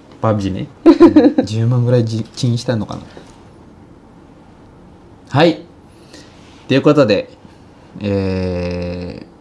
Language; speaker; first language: Japanese; non-native, fluent; Indonesian